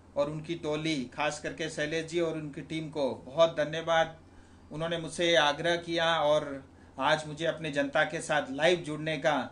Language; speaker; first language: Hindi; non-native, local second language; Nepali